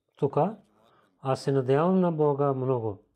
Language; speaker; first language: Bulgarian; non-native, learner; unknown